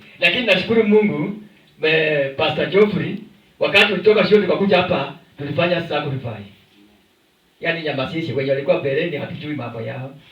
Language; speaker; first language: Swahili; non-native, local second language; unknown